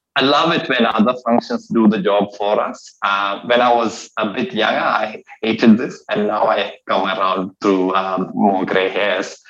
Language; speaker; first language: English; non-native, local second language; Malayalam